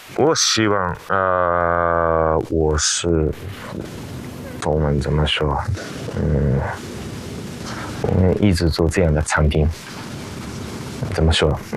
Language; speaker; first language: Chinese; non-native, learner; Japanese